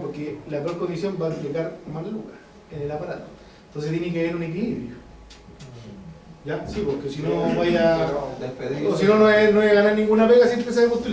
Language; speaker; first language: Spanish; native; Spanish